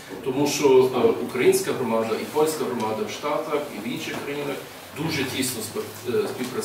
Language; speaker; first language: Ukrainian; early bilingual, heritage; English